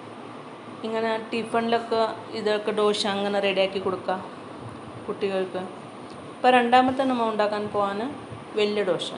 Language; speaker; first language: Malayalam; non-native, local second language; Marathi